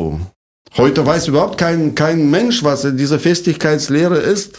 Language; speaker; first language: German; non-native, fluent; Russian